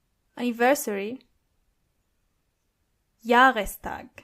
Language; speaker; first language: German; non-native, fluent; English